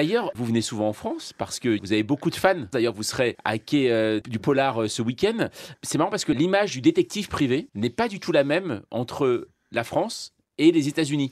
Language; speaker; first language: French; native; French